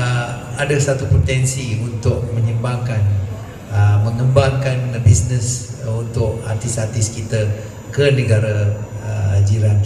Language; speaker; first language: Malay; native; Malay